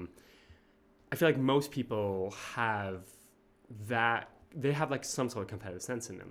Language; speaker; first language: English; native; English